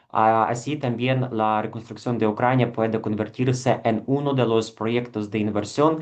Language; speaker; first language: Spanish; non-native, fluent; Ukrainian